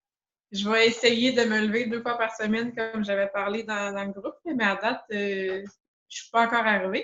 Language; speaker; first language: French; native; French